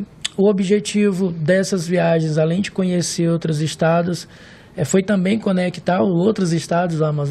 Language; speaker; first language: Portuguese; native; Portuguese